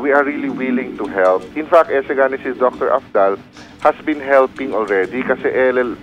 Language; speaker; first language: English; non-native, local second language; Chavacano